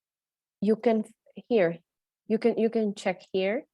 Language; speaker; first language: English; non-native, fluent; Spanish